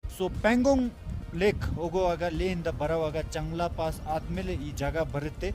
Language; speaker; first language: Kannada; non-native, local second language; Ladakhi